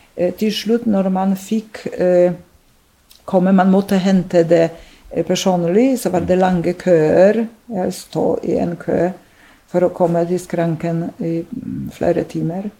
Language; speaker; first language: Norwegian; non-native, fluent; Polish